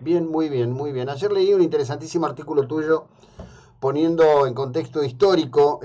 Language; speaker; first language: Spanish; native; Spanish